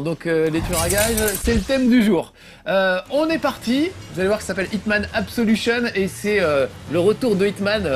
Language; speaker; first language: French; native; French